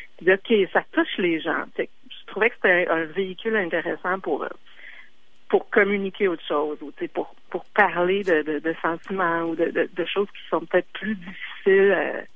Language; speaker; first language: French; native; French